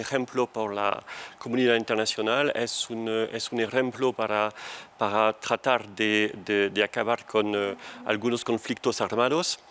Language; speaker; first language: Spanish; non-native, fluent; French